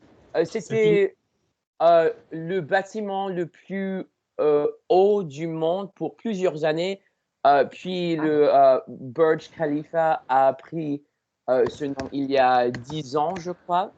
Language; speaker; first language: French; non-native, learner; English